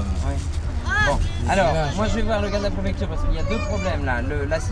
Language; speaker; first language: French; native; French